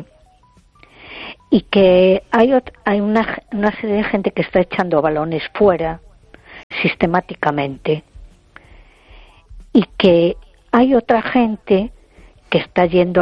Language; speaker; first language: Spanish; native; Spanish